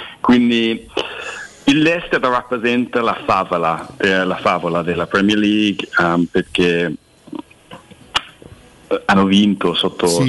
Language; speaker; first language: Italian; non-native, fluent; English